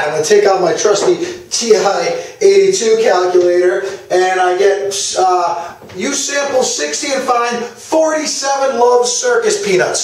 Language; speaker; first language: English; native; English